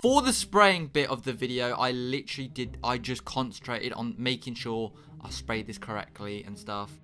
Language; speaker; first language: English; native; English